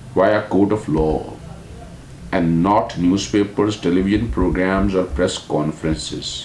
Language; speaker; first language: English; non-native, local second language; Urdu